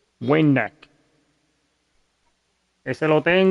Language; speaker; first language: Spanish; early bilingual, heritage; Spanish